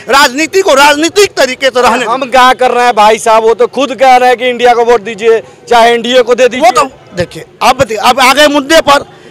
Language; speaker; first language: Hindi; native; Hindi